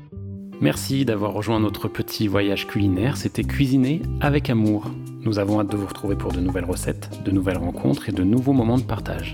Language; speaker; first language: French; native; French